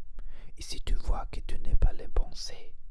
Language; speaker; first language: French; non-native, learner; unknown